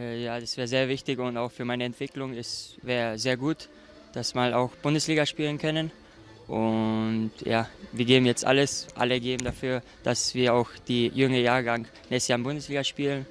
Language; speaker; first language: German; non-native, fluent; Romanian